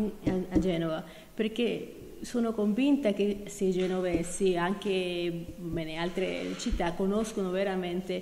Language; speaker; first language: Italian; non-native, fluent; Spanish